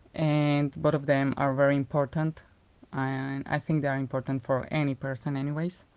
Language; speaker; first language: English; non-native, fluent; Slovak